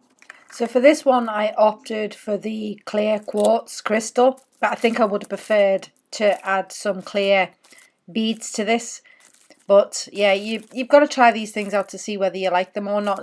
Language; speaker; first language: English; native; English